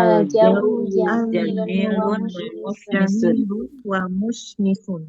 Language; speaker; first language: Arabic; non-native, learner; Indonesian